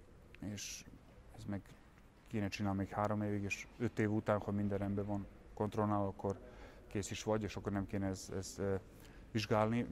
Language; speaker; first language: Hungarian; non-native, fluent; Serbian